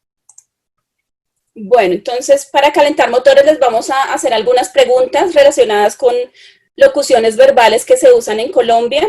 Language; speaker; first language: Spanish; native; Spanish